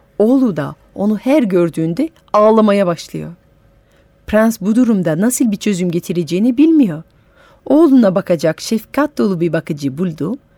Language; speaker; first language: Turkish; non-native, fluent; French